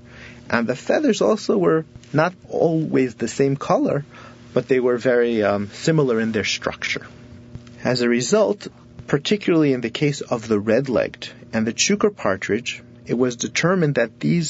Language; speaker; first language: English; native; English